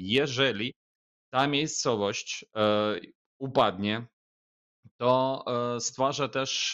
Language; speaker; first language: Polish; non-native, fluent; Ukrainian